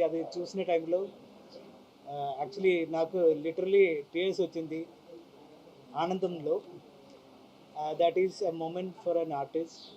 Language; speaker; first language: Telugu; non-native, fluent; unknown